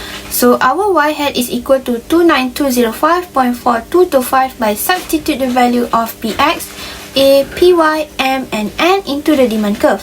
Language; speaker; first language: English; non-native, local second language; Malay